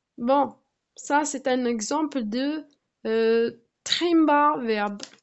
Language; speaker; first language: French; non-native, local second language; Arabic